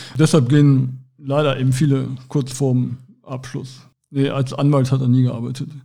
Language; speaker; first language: German; native; German